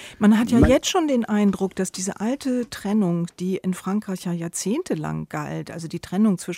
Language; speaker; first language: German; native; German